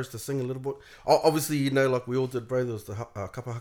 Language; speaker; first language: English; native; English